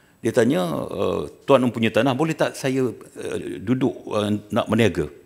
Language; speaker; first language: Malay; native; Malay